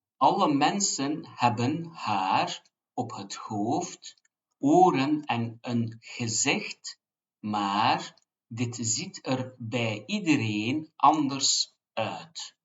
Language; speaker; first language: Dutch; non-native, fluent; Turkish